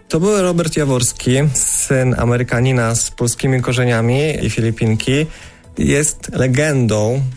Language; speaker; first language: Polish; native; Polish